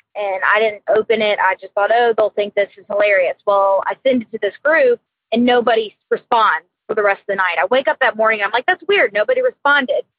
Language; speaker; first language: English; native; English